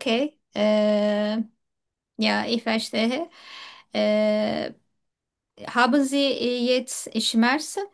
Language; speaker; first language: German; non-native, learner; Turkish